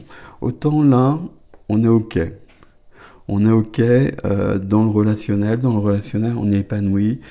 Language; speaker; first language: French; native; French